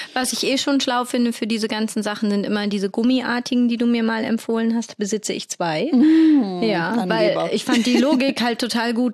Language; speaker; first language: German; native; German